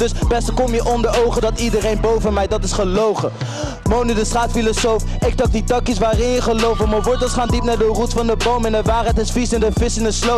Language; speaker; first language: Dutch; native; Dutch